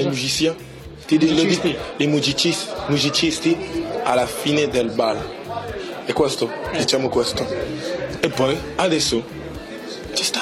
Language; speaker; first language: Italian; non-native, learner; French